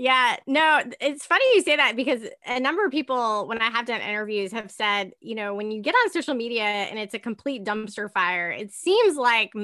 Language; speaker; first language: English; native; English